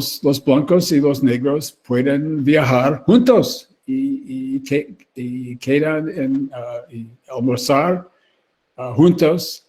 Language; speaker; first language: Spanish; non-native, learner; English